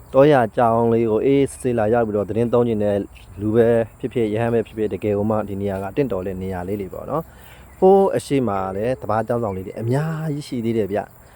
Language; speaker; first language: Burmese; non-native, local second language; Shan